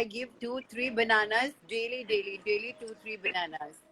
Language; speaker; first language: English; non-native, learner; Hindi